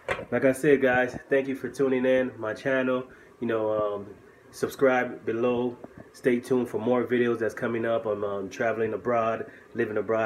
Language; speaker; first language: English; native; English